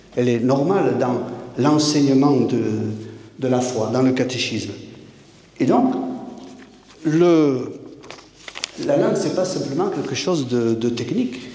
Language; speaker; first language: French; non-native, local second language; Basque